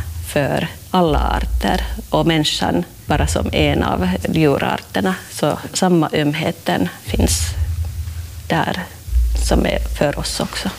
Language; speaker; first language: Swedish; non-native, fluent; Finnish